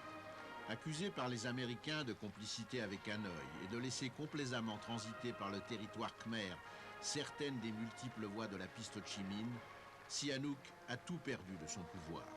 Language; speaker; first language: French; native; French